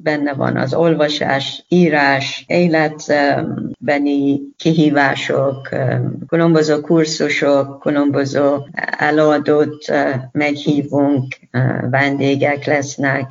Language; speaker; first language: Hungarian; non-native, learner; Persian